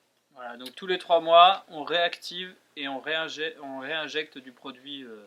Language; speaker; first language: French; native; French